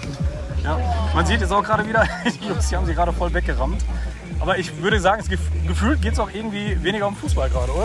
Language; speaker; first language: German; native; German